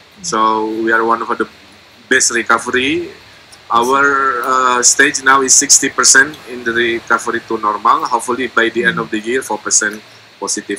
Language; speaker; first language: English; non-native, fluent; Indonesian